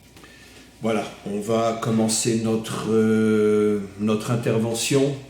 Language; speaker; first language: French; native; French